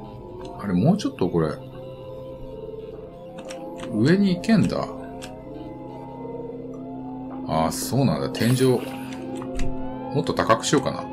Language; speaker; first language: Japanese; native; Japanese